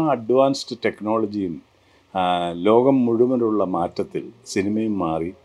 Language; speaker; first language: Malayalam; native; Malayalam